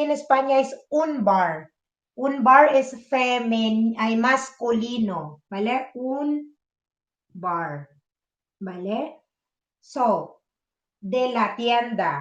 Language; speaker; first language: Spanish; non-native, fluent; Filipino